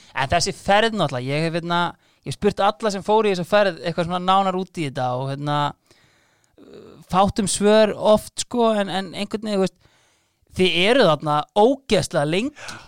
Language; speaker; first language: Icelandic; native; Icelandic